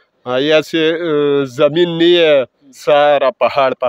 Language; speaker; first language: Hindi; non-native, local second language; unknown